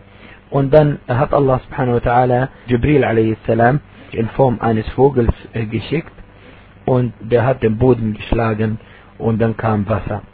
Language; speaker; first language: German; non-native, fluent; Arabic